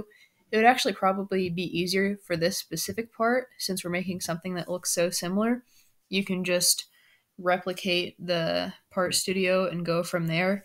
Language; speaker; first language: English; native; English